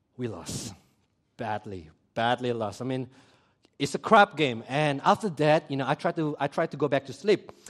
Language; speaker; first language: English; early bilingual, other home language; Indonesian